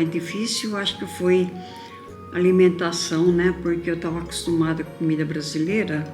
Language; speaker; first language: Portuguese; non-native, local second language; Japanese